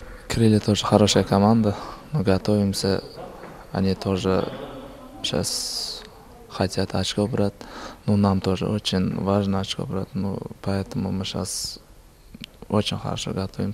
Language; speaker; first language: Russian; non-native, learner; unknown